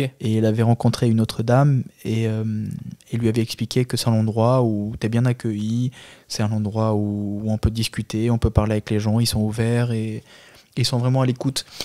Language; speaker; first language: French; non-native, fluent; Albanian